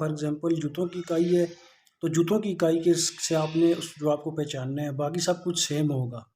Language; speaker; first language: Urdu; non-native, local second language; Punjabi